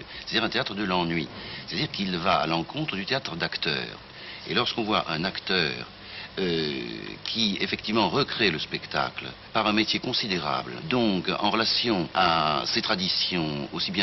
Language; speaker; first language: French; native; French